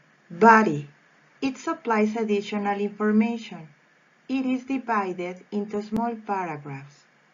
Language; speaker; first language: English; non-native, fluent; Spanish